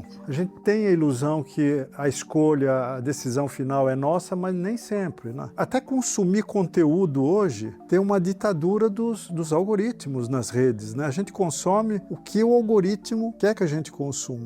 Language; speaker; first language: Portuguese; native; Portuguese